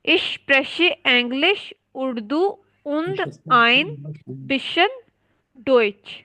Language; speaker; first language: German; non-native, fluent; Urdu